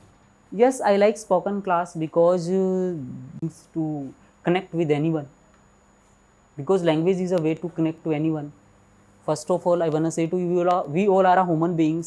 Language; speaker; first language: English; non-native, local second language; Hindi